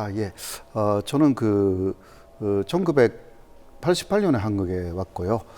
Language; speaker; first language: Korean; non-native, fluent; Japanese